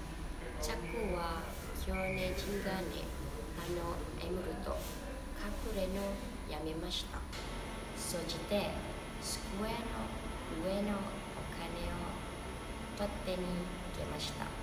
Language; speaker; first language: Japanese; non-native, learner; Indonesian